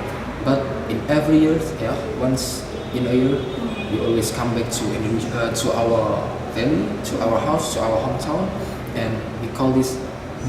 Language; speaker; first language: English; non-native, fluent; Indonesian